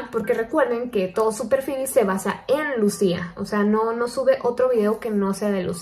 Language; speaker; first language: Spanish; native; Spanish